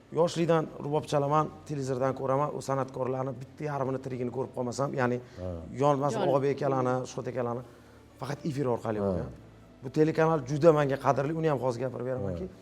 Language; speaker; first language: Uzbek; native; Uzbek